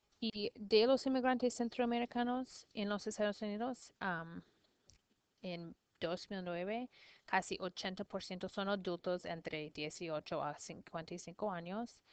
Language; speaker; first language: Spanish; non-native, learner; English